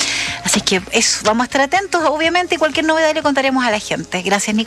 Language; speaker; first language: Spanish; native; Spanish